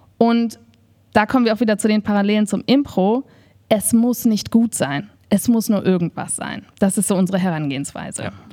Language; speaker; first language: German; native; German